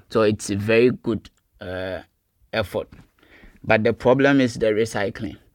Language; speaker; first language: English; non-native, local second language; Akan